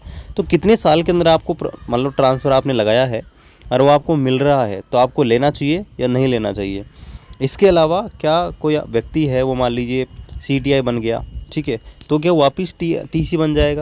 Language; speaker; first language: Hindi; native; Hindi